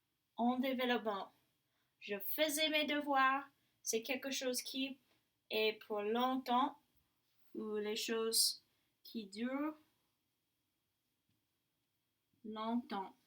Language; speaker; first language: French; non-native, fluent; English